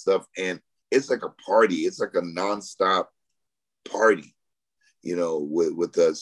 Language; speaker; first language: English; native; English